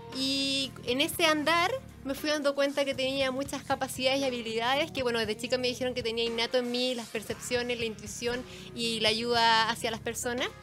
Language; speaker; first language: Spanish; native; Spanish